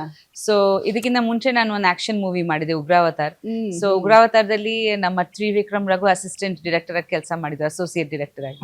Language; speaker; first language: Kannada; non-native, local second language; Bangla